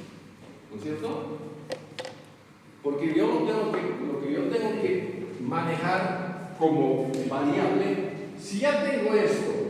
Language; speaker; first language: Spanish; native; Spanish